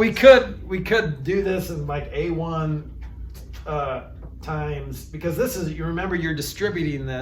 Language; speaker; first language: English; native; English